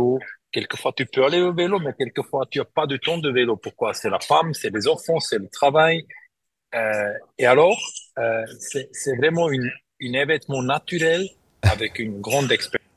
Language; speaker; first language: French; non-native, learner; German